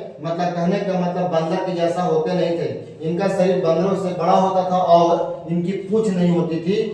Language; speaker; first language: Hindi; native; Hindi